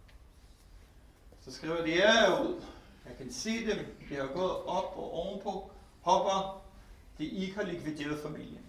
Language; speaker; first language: Danish; non-native, fluent; Hebrew